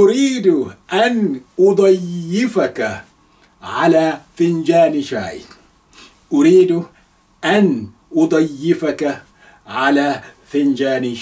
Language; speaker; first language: Arabic; non-native, fluent; Yoruba